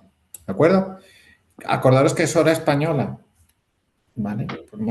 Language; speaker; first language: Spanish; native; Spanish